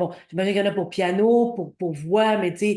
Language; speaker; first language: French; native; French